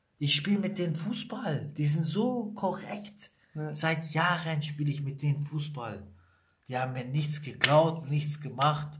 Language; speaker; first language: German; early bilingual, other home language; Italian